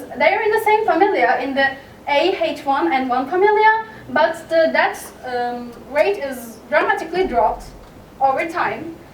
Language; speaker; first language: English; non-native, fluent; Turkish